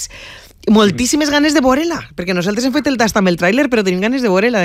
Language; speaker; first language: Catalan; native; Catalan